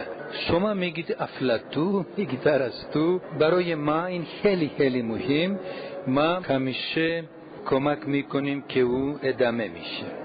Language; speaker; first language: Persian; non-native, learner; Greek